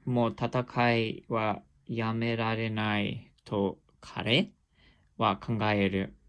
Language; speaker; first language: Japanese; non-native, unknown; English